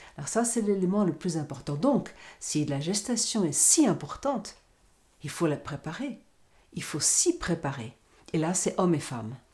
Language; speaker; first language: French; non-native, fluent; Portuguese